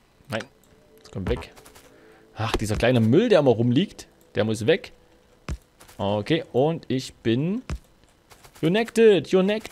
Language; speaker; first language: German; native; German